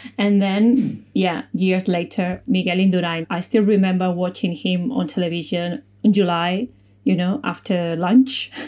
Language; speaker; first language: English; non-native, fluent; Spanish